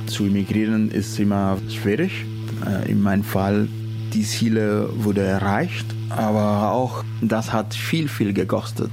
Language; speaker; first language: German; non-native, fluent; Spanish